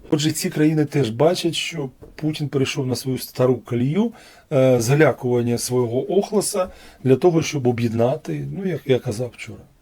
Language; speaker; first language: Ukrainian; non-native, local second language; Russian